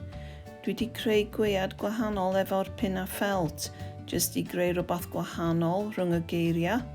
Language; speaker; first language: Welsh; non-native, local second language; English